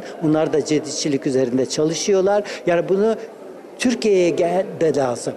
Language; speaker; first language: Turkish; early bilingual, other home language; Uzbek